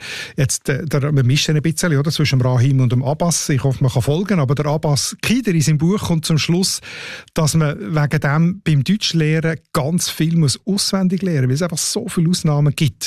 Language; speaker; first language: German; native; German